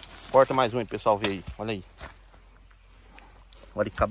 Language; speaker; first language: Portuguese; native; Portuguese